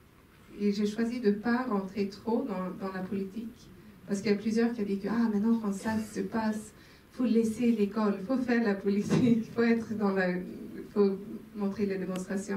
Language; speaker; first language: French; non-native, local second language; Swedish